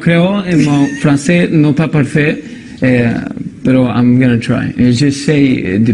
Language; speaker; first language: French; non-native, learner; Spanish